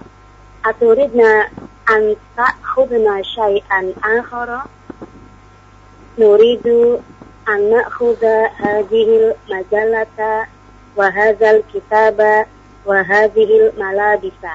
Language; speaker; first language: Arabic; non-native, learner; Indonesian